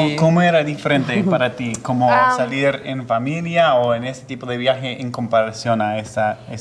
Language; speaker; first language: Spanish; non-native, fluent; English